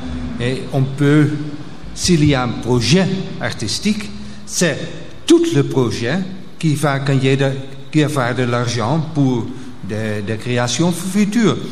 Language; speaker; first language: French; non-native, local second language; Dutch